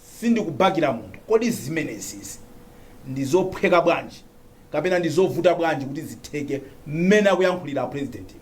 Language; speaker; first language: Nyanja; native; Nyanja